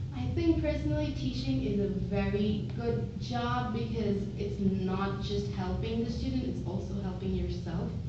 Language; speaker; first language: English; non-native, local second language; Bangla